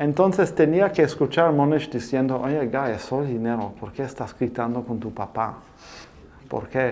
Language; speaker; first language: Spanish; non-native, fluent; English